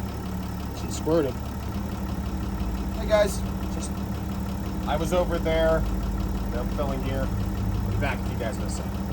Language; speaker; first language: English; native; English